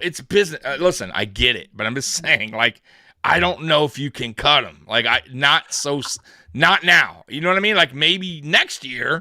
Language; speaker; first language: English; native; English